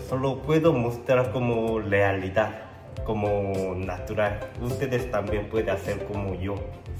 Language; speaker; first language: Spanish; non-native, learner; Korean